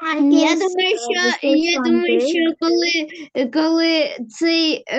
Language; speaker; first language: Ukrainian; non-native, local second language; Russian